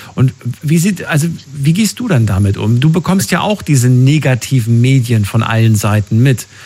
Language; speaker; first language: German; native; German